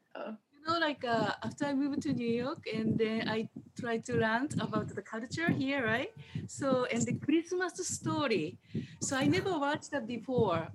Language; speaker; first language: English; non-native, fluent; Japanese